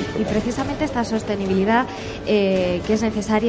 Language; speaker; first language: Spanish; non-native, fluent; English